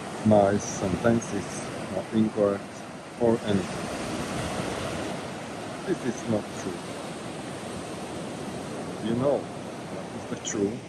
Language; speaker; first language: English; non-native, learner; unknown